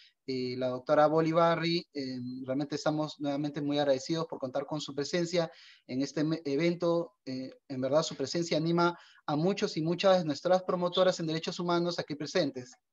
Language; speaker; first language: Spanish; native; Spanish